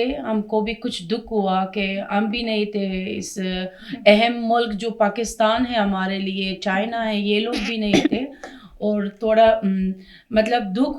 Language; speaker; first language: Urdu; non-native, fluent; Persian